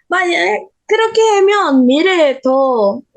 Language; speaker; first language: Korean; non-native, learner; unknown